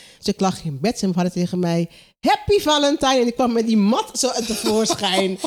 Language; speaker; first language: Dutch; non-native, local second language; Papiamento